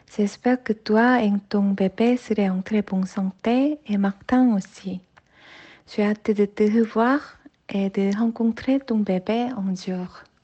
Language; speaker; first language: French; non-native, fluent; Korean